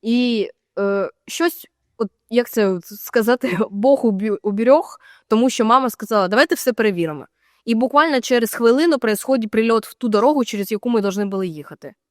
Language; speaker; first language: Ukrainian; native; Ukrainian